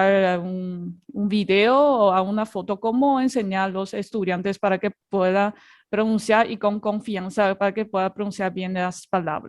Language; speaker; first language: Spanish; non-native, fluent; Chinese